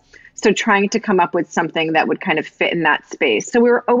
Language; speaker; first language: English; native; English